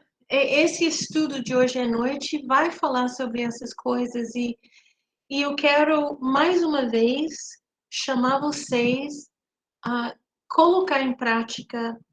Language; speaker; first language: Portuguese; non-native, fluent; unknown